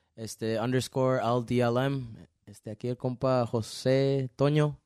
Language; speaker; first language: Spanish; early bilingual, other home language; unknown